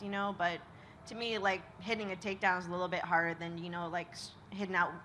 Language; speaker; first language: English; native; English